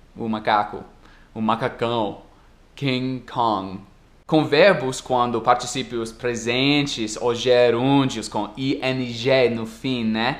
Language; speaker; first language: Portuguese; non-native, fluent; English